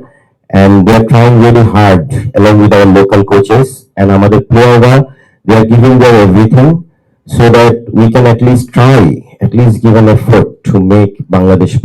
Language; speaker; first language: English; non-native, fluent; Bangla